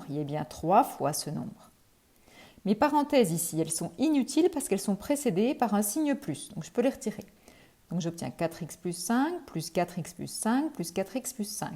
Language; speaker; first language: French; native; French